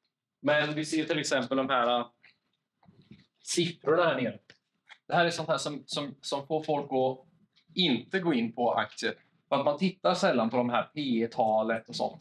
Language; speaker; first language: Swedish; native; Swedish